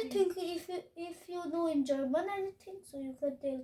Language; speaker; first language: English; non-native, learner; Hindi